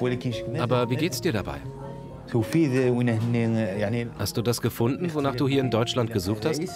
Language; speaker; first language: German; native; German